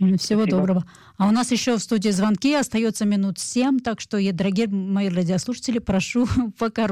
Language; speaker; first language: Russian; native; Russian